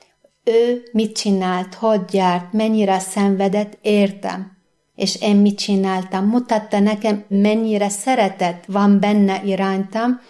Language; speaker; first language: Hungarian; non-native, fluent; Arabic